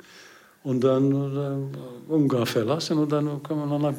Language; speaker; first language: German; non-native, learner; Hungarian